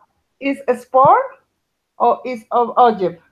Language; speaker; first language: English; non-native, learner; Spanish